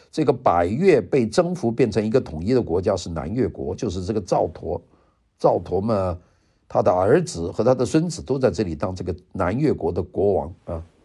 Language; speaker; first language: Chinese; non-native, local second language; Cantonese